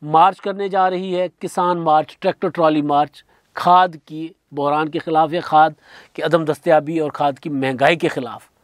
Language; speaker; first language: Urdu; non-native, local second language; Sindhi